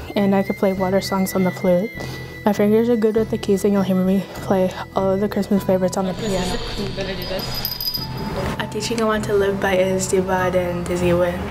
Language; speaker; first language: English; native; English